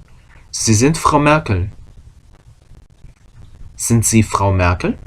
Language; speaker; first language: German; non-native, fluent; Korean